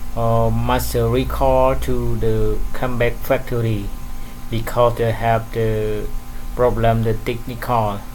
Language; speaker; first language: English; non-native, learner; Khmer